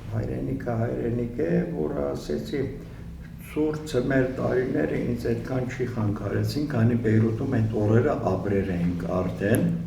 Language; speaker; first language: Armenian; early bilingual, heritage; Armenian